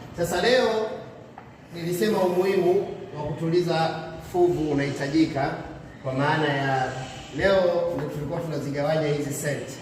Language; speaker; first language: Swahili; native; Swahili